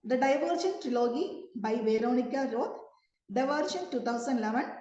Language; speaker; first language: English; non-native, local second language; Malayalam